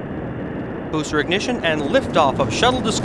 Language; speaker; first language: English; native; English